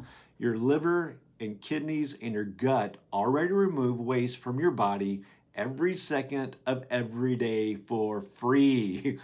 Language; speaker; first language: English; native; English